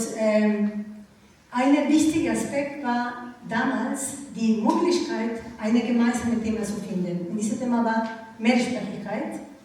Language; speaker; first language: German; non-native, learner; Ukrainian